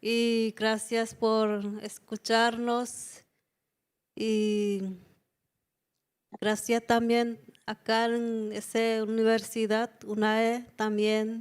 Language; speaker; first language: Spanish; non-native, local second language; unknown